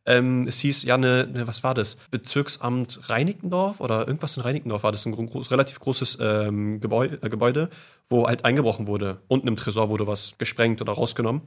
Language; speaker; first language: German; native; German